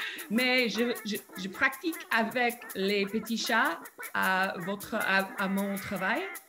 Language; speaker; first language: French; non-native, learner; English